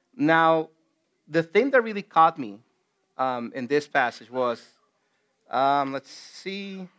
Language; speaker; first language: English; non-native, fluent; Spanish